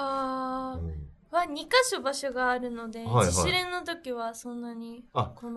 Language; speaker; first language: Japanese; non-native, fluent; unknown